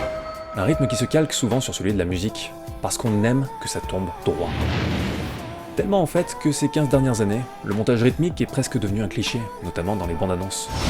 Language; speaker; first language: French; native; French